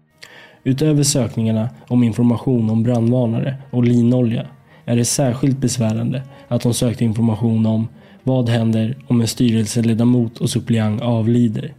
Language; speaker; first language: Swedish; native; Swedish